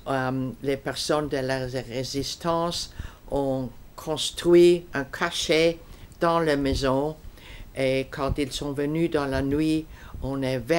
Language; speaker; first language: French; non-native, fluent; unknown